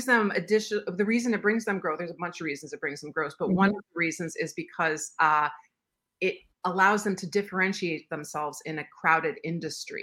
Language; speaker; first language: English; native; English